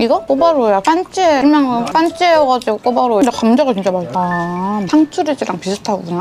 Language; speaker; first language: Chinese; non-native, fluent; Korean